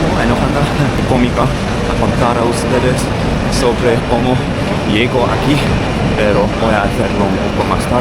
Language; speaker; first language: Spanish; non-native, learner; English